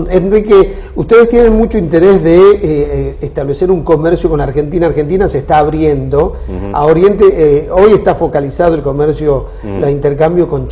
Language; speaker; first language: Spanish; native; Spanish